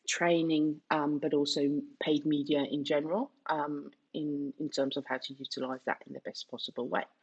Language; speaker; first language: English; non-native, fluent; Danish